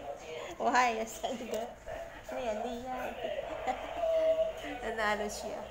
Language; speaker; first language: Chinese; non-native, learner; Filipino